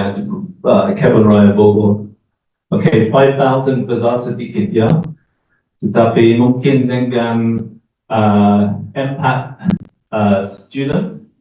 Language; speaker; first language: Indonesian; non-native, learner; English